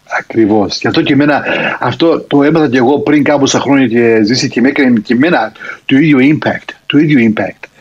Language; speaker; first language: Greek; early bilingual, heritage; Greek